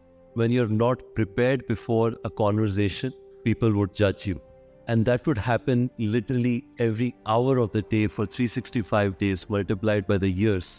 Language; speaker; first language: English; non-native, local second language; Hindi